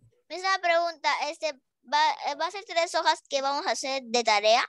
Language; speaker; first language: Spanish; native; Spanish